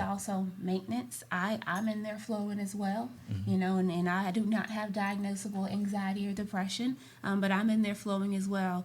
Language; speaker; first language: English; native; English